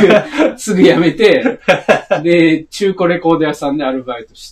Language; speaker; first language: Japanese; native; Japanese